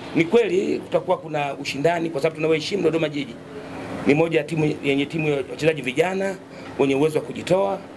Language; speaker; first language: Swahili; native; Swahili